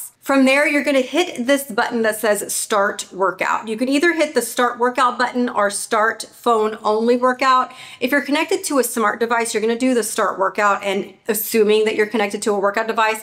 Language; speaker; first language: English; native; English